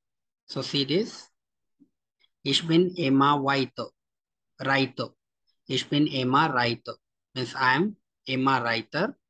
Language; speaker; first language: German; non-native, fluent; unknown